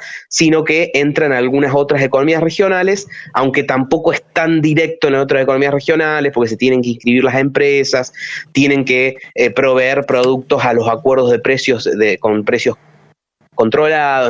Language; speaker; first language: Spanish; native; Spanish